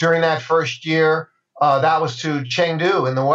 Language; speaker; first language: English; native; English